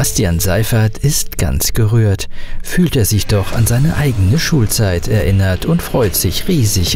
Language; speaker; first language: German; native; German